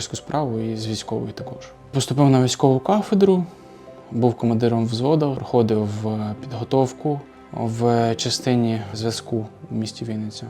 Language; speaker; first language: Ukrainian; native; Ukrainian